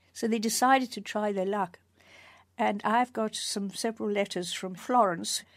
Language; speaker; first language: English; native; English